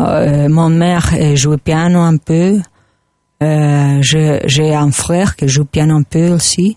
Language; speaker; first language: French; non-native, learner; Spanish